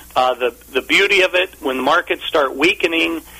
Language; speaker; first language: English; native; English